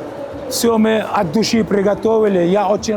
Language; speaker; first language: Russian; non-native, learner; Uzbek